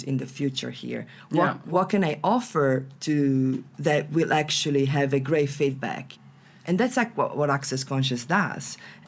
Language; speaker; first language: English; non-native, fluent; Italian